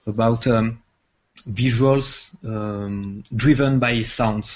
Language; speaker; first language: English; non-native, fluent; French